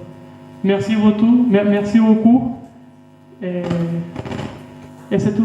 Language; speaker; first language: French; non-native, fluent; Spanish